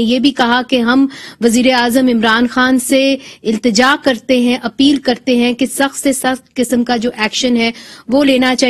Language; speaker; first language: Urdu; native; Urdu